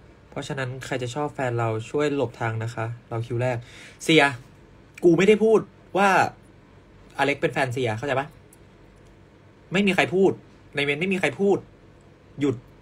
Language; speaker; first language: Thai; native; Thai